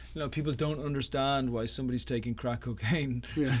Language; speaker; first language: English; native; English